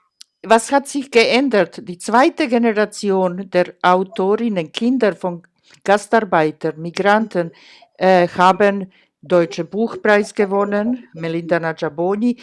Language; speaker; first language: German; non-native, fluent; Croatian